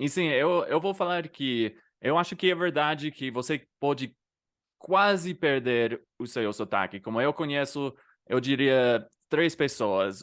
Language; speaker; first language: Portuguese; non-native, fluent; English